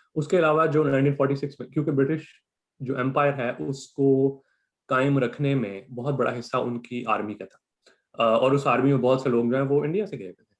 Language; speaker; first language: Urdu; non-native, local second language; Punjabi